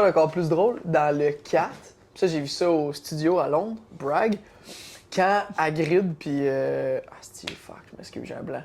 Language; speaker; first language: French; native; French